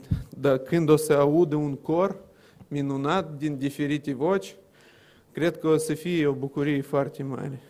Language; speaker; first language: Romanian; non-native, local second language; Russian